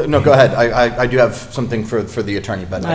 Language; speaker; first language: English; native; English